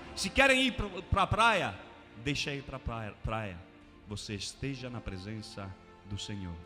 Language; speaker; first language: Portuguese; non-native, fluent; Romanian